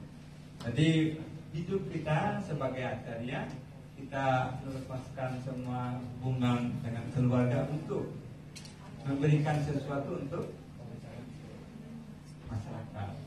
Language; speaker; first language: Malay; non-native, fluent; Bangla